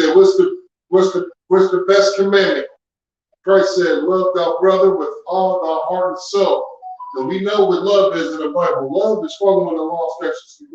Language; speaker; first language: English; native; English